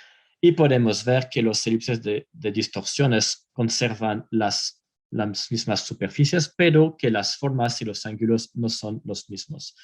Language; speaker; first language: Spanish; non-native, fluent; French